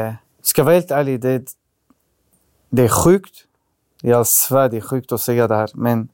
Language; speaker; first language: Swedish; early bilingual, other home language; Arabic